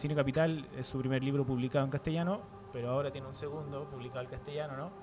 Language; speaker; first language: Spanish; native; Spanish